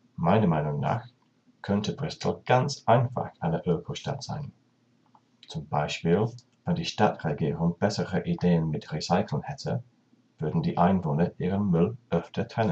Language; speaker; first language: German; non-native, learner; English